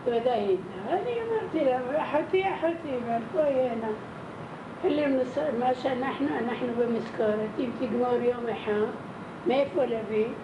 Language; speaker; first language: Hebrew; non-native, fluent; Arabic